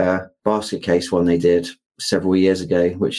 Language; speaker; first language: English; native; English